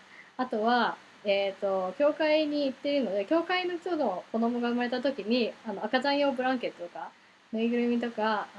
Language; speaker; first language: Japanese; early bilingual, heritage; Japanese